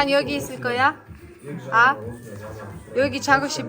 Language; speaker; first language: Korean; non-native, fluent; Kazakh